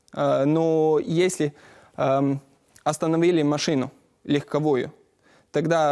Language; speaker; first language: Russian; non-native, learner; Latvian